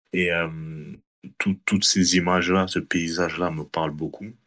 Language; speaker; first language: French; native; French